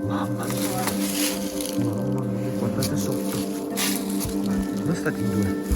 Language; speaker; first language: Italian; native; Italian